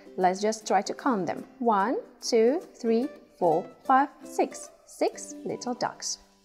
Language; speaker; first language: English; non-native, fluent; Russian